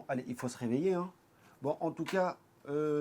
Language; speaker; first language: French; native; French